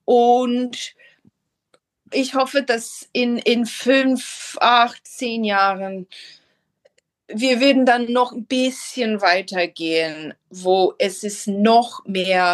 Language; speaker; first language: German; non-native, fluent; English